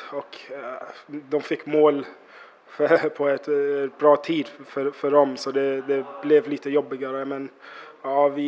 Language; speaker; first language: Swedish; non-native, fluent; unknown